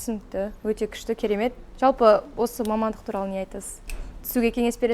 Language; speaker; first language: Kazakh; native; Kazakh